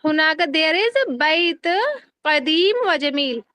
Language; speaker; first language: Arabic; non-native, learner; Urdu